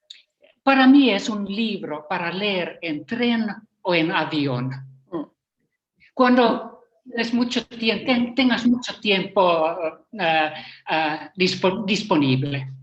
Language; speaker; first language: Spanish; non-native, fluent; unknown